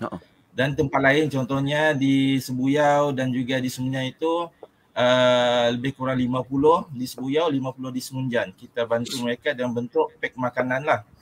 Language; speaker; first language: Malay; native; Malay